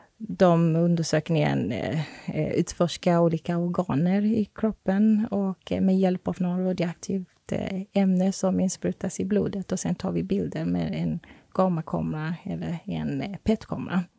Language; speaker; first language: Swedish; non-native, fluent; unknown